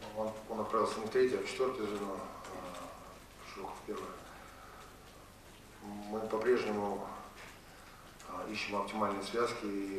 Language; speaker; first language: Russian; native; Russian